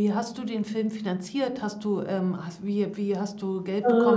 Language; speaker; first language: German; native; German